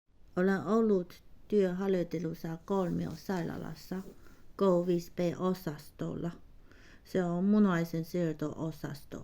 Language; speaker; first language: Finnish; non-native, learner; Chinese